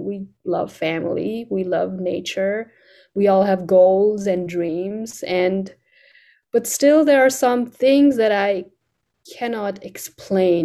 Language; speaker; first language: English; non-native, local second language; Nepali